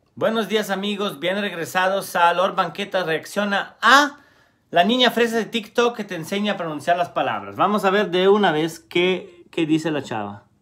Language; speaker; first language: Spanish; non-native, fluent; Italian